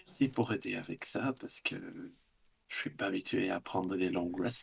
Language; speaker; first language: French; non-native, fluent; Dutch